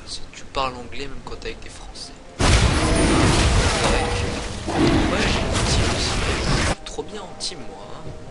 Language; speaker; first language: French; native; French